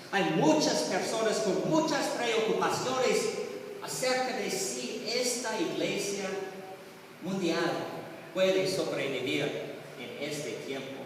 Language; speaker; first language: Spanish; non-native, learner; English